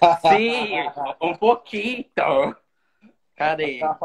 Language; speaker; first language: Spanish; non-native, learner; Portuguese